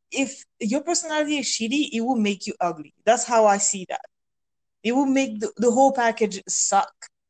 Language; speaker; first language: English; non-native, fluent; French